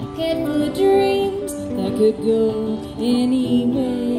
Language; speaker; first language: English; native; English